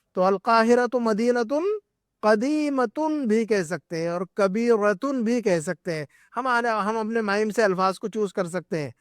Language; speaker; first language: Urdu; native; Urdu